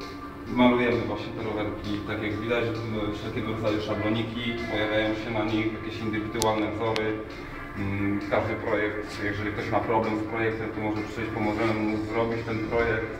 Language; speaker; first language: Polish; native; Polish